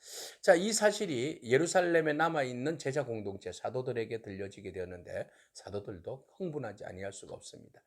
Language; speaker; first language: Korean; native; Korean